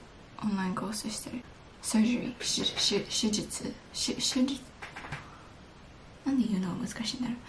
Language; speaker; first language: Japanese; early bilingual, heritage; English